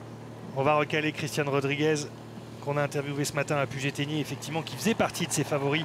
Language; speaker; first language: French; native; French